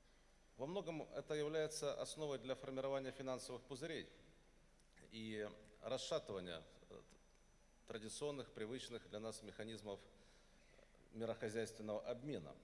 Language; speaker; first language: Russian; native; Russian